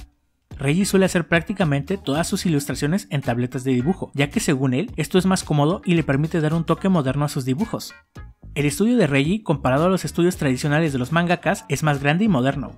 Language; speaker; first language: Spanish; native; Spanish